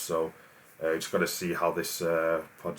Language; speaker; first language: English; native; English